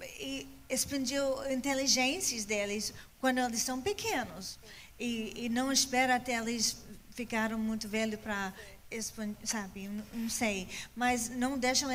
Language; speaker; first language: Portuguese; non-native, fluent; English